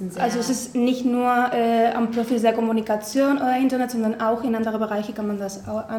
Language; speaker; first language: German; non-native, fluent; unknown